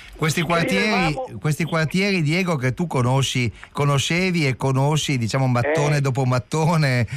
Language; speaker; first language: Italian; native; Italian